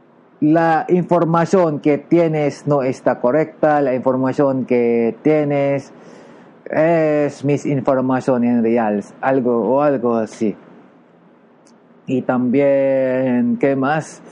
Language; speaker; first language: Spanish; non-native, learner; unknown